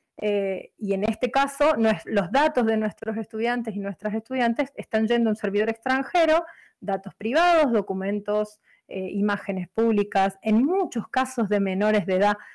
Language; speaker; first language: Spanish; native; Spanish